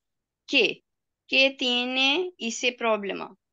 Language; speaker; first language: Spanish; non-native, learner; Urdu